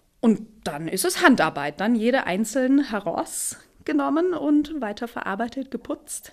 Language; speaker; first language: German; native; German